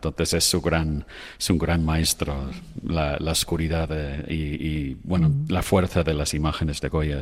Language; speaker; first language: Spanish; non-native, fluent; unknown